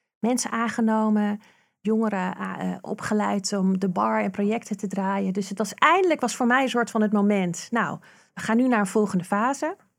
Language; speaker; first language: Dutch; native; Dutch